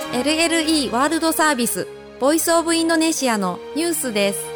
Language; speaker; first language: Japanese; non-native, fluent; Indonesian